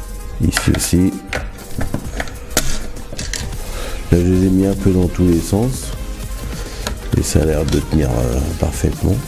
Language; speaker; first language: French; native; French